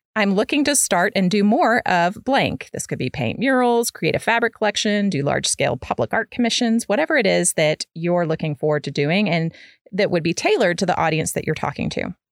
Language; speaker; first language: English; native; English